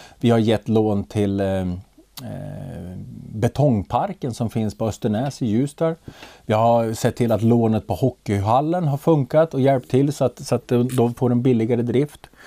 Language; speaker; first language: Swedish; native; Swedish